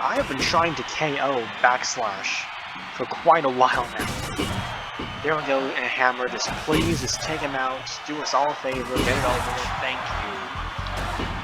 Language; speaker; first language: English; native; English